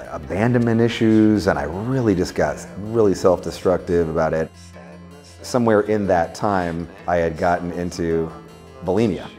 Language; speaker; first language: English; native; English